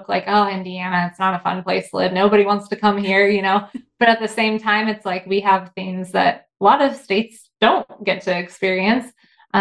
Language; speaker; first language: English; native; English